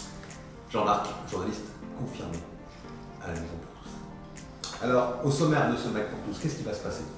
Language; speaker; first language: French; native; French